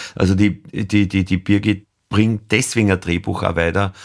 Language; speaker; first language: German; native; German